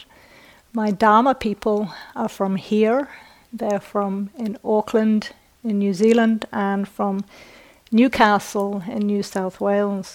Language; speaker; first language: English; native; English